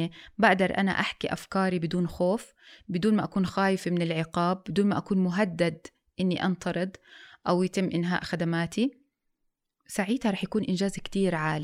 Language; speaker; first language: Arabic; native; Arabic